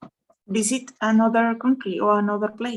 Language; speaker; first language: English; non-native, learner; Spanish